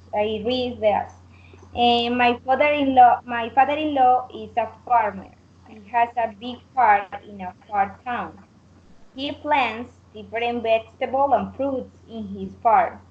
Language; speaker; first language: English; non-native, learner; Spanish